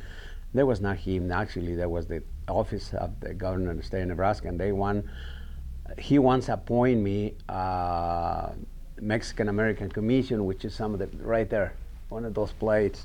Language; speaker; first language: English; non-native, learner; Spanish